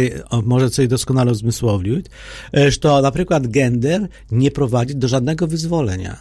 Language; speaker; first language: Polish; non-native, learner; Ukrainian